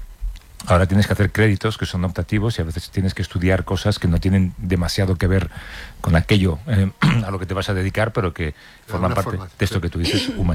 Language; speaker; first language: Spanish; native; Spanish